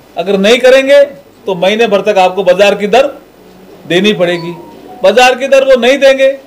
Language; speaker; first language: Hindi; native; Hindi